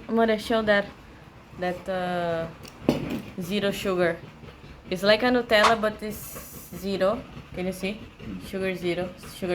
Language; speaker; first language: English; non-native, learner; Portuguese